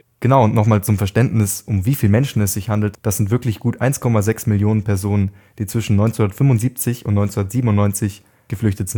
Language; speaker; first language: German; native; German